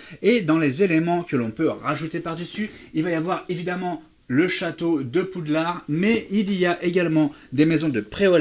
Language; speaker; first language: French; native; French